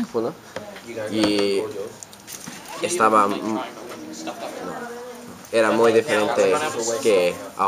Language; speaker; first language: Spanish; non-native, learner; English